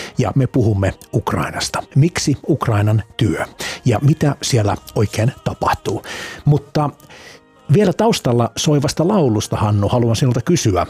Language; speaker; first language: Finnish; native; Finnish